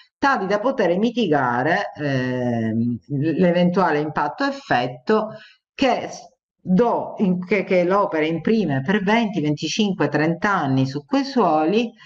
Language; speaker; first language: Italian; native; Italian